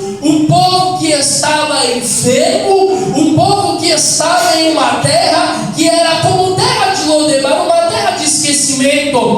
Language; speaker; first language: Portuguese; native; Portuguese